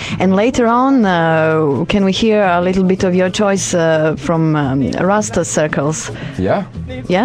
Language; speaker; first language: English; non-native, fluent; Serbian